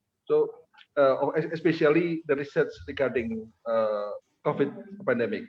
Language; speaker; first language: English; non-native, fluent; Indonesian